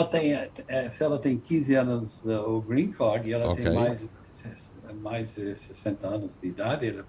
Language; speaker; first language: Portuguese; non-native, fluent; English